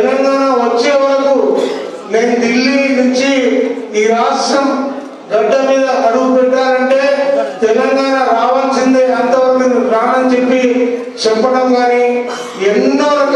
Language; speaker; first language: Telugu; native; Telugu